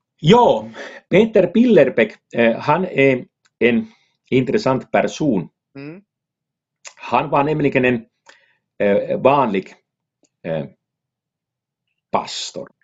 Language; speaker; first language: Swedish; non-native, local second language; Finnish